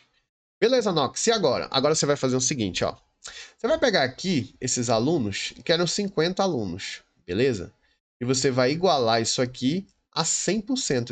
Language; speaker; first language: Portuguese; native; Portuguese